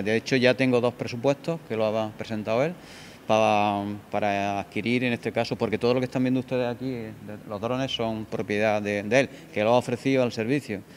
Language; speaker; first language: Spanish; native; Spanish